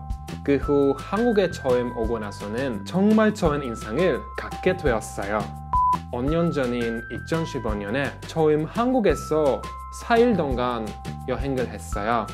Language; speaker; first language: Korean; non-native, learner; Norwegian